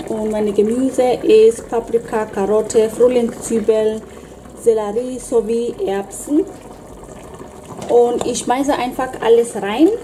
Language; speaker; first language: German; non-native, fluent; Swahili